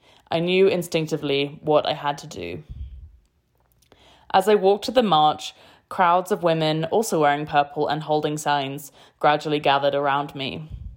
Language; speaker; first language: English; native; English